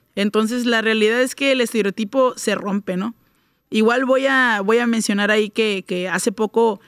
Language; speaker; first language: Spanish; native; Spanish